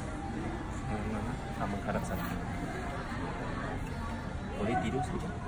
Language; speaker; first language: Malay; non-native, local second language; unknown